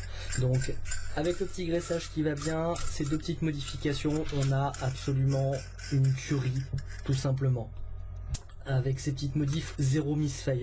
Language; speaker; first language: French; native; French